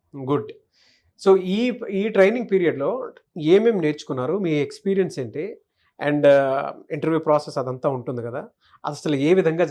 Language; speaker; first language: Telugu; native; Telugu